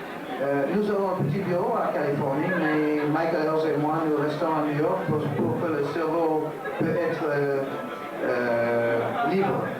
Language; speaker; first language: French; non-native, fluent; English